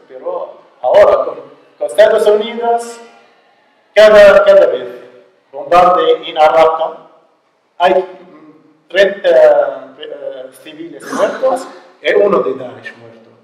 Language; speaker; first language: Spanish; non-native, learner; Arabic